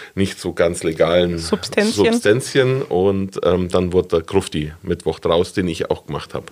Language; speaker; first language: German; native; German